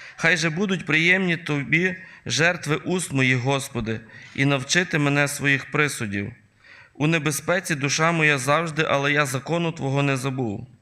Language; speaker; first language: Ukrainian; native; Ukrainian